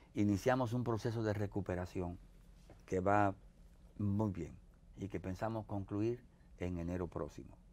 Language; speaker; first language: Spanish; native; Spanish